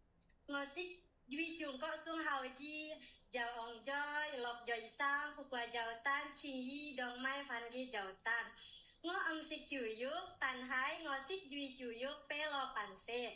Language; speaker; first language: Cantonese; non-native, learner; Indonesian